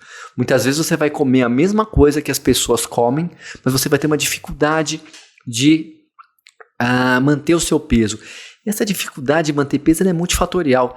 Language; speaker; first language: Portuguese; native; Portuguese